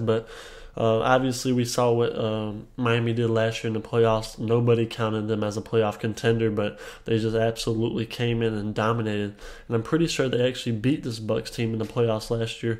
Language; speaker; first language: English; native; English